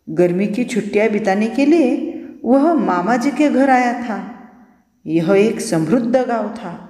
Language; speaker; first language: Hindi; non-native, local second language; Marathi